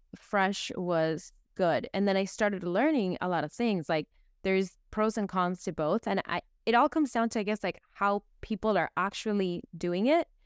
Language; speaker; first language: English; early bilingual, other home language; Spanish